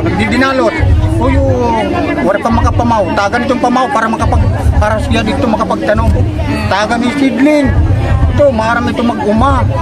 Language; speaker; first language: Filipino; non-native, local second language; Waray